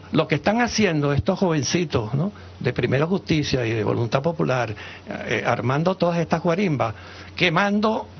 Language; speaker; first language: Spanish; native; Spanish